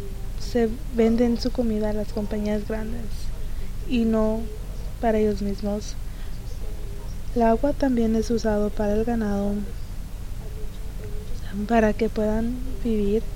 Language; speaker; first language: Spanish; early bilingual, heritage; Spanish